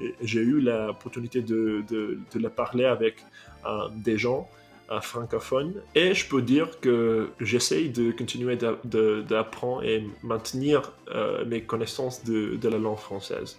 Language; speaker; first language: French; non-native, fluent; English